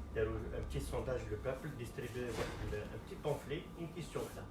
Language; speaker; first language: French; non-native, local second language; Arabic